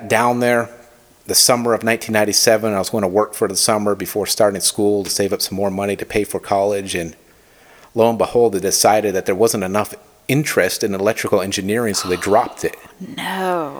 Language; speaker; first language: English; native; English